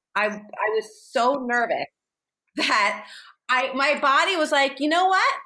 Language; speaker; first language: English; native; English